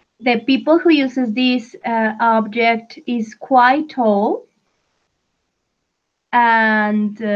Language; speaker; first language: English; non-native, fluent; Spanish